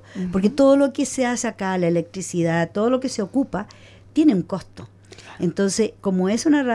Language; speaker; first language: Spanish; native; Spanish